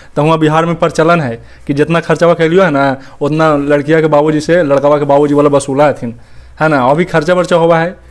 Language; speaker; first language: Hindi; native; Hindi